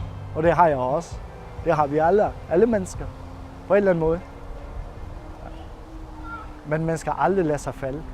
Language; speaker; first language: Danish; non-native, fluent; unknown